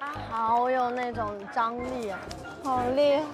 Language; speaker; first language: Chinese; native; Chinese